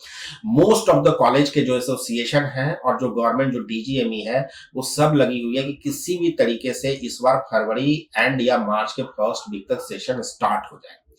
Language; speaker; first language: Hindi; native; Hindi